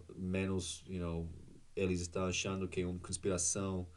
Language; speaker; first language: Portuguese; non-native, learner; English